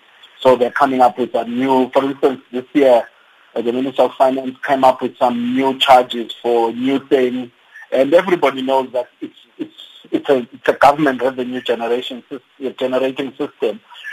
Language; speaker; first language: English; non-native, local second language; Swati